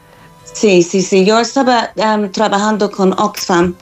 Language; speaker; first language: Spanish; non-native, fluent; English